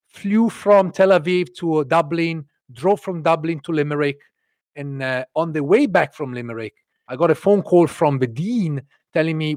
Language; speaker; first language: English; non-native, fluent; Italian